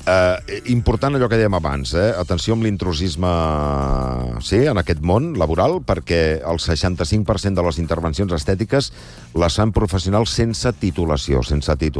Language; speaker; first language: Catalan; native; Catalan